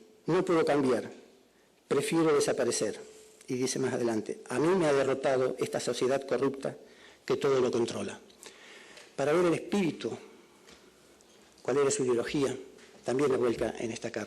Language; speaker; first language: Spanish; native; Spanish